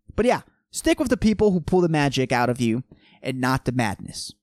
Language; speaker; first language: English; native; English